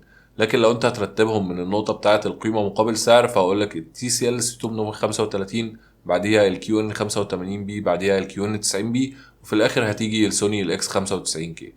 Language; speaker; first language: Arabic; native; Arabic